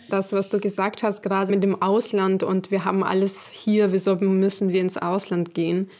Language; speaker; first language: German; non-native, fluent; Ukrainian